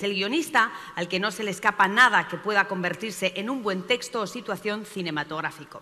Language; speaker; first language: Spanish; native; Spanish